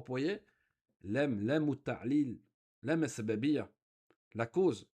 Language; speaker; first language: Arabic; non-native, fluent; French